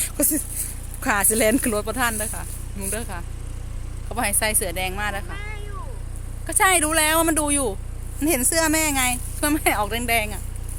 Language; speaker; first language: Thai; native; Thai